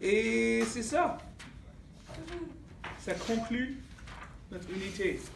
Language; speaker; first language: French; native; French